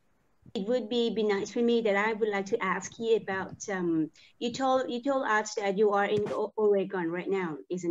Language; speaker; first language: English; non-native, learner; Thai